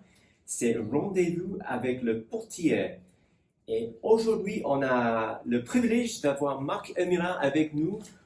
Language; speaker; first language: French; non-native, fluent; English